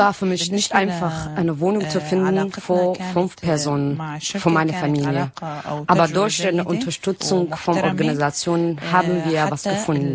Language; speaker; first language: German; non-native, learner; Arabic